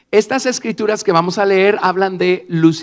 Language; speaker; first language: Spanish; native; Spanish